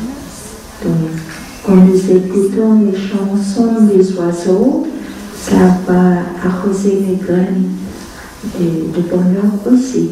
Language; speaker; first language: French; non-native, fluent; Vietnamese